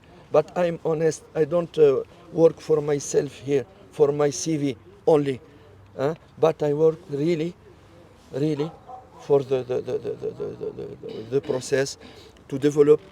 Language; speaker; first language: English; non-native, learner; French